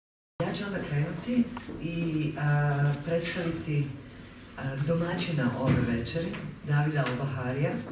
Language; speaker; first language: Croatian; native; Croatian